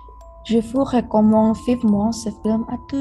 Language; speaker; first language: French; non-native, learner; Indonesian